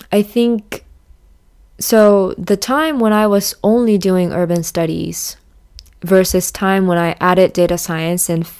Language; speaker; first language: English; early bilingual, other home language; Japanese